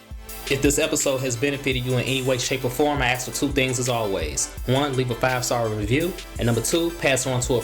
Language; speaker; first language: English; native; English